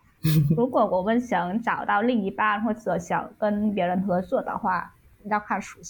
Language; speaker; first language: Chinese; non-native, fluent; Vietnamese